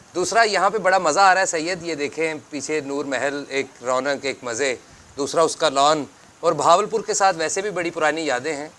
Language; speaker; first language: Urdu; non-native, local second language; Punjabi